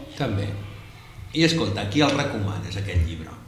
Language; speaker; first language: Catalan; native; Catalan